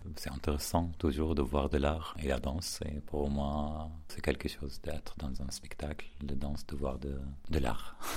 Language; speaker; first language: French; non-native, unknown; Arabic